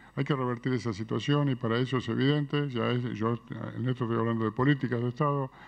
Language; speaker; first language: Spanish; native; Spanish